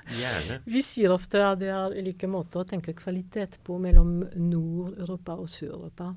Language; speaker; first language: Norwegian; non-native, fluent; French